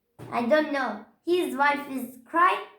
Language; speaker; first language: English; non-native, learner; Turkish